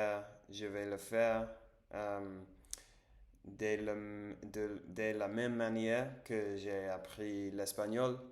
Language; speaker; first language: French; non-native, learner; English